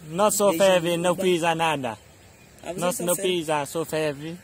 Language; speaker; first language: Portuguese; non-native, learner; Vietnamese